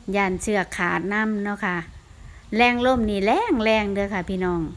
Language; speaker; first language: Thai; native; Thai